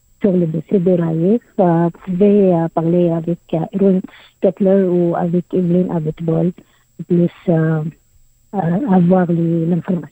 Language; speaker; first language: French; non-native, learner; Arabic